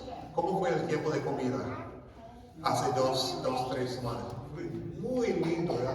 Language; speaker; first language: Spanish; non-native, fluent; English